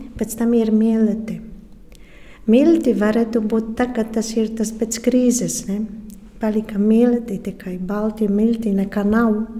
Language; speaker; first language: Latvian; non-native, fluent; Polish